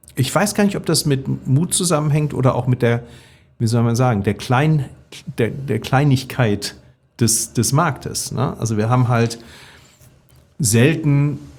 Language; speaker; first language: German; native; German